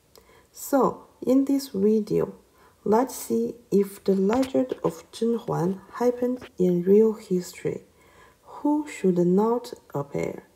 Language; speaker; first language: English; non-native, learner; Chinese